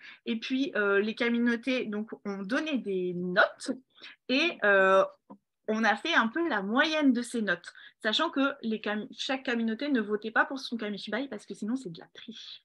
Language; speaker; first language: French; native; French